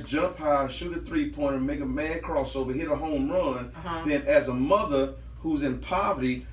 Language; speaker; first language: English; native; English